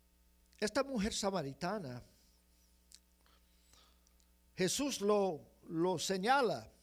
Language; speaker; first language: Spanish; non-native, fluent; English